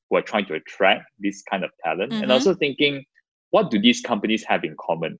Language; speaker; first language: English; non-native, local second language; Chinese